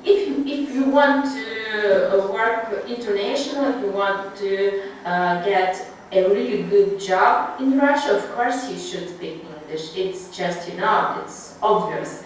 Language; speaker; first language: English; non-native, learner; Russian